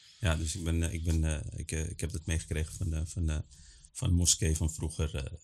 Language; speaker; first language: Dutch; early bilingual, other home language; Arabic